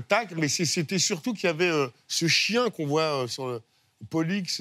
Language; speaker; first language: French; native; French